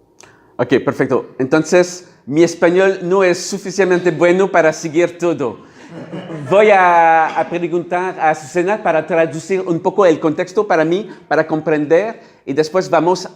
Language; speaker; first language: Spanish; non-native, learner; French